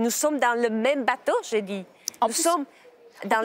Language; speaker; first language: French; non-native, learner; Czech